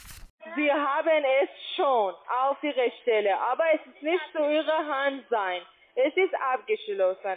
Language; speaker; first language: German; non-native, learner; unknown